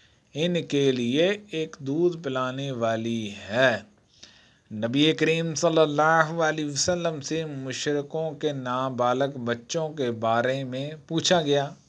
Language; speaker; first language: Urdu; native; Urdu